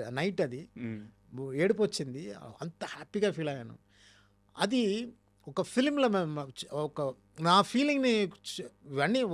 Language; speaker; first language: Telugu; non-native, fluent; Tamil